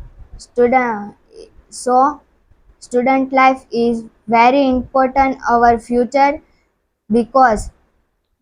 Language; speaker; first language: English; non-native, learner; Gujarati